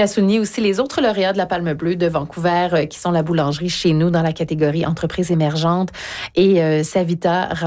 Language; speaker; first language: French; native; French